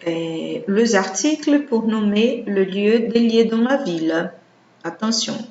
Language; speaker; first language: French; non-native, fluent; Portuguese